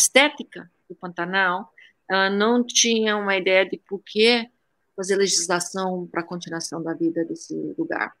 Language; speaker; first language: Portuguese; early bilingual, heritage; Portuguese